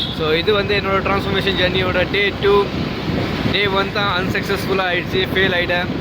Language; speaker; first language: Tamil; early bilingual, heritage; Tamil